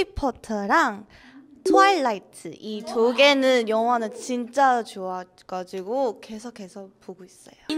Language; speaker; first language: Korean; non-native, learner; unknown